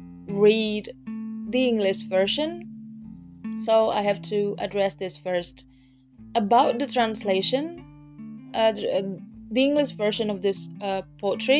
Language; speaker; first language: English; non-native, fluent; Indonesian